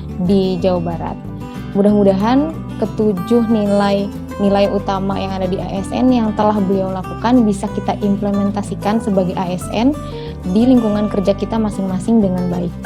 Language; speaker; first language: Indonesian; native; Indonesian